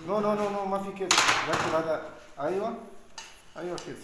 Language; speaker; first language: Arabic; non-native, learner; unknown